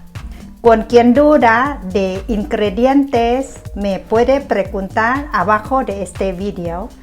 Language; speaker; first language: Spanish; non-native, learner; Thai